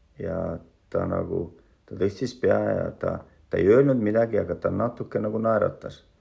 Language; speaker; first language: Estonian; non-native, local second language; Russian